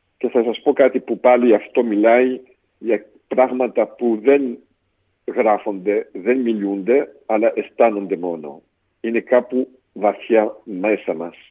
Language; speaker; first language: Greek; early bilingual, heritage; Greek